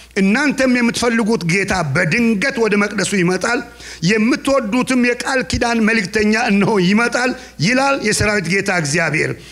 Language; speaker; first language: Amharic; non-native, local second language; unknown